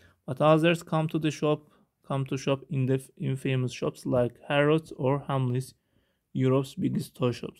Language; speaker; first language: English; non-native, fluent; Azerbaijani